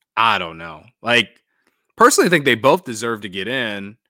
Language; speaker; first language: English; native; English